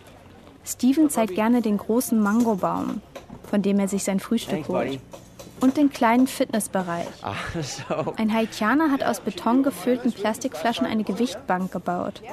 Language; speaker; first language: German; native; German